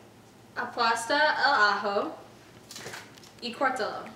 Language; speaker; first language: Spanish; non-native, learner; English